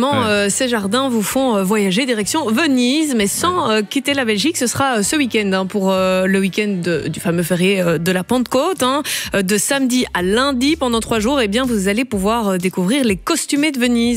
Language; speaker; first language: French; native; French